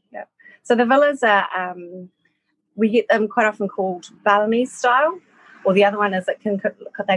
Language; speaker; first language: English; native; English